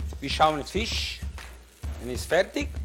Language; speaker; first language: German; non-native, learner; Italian